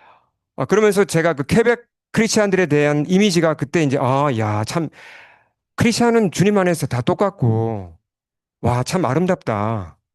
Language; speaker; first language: Korean; native; Korean